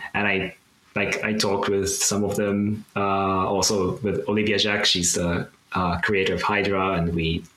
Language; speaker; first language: English; non-native, fluent; Japanese